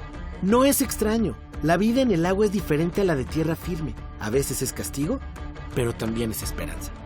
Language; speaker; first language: Spanish; native; Spanish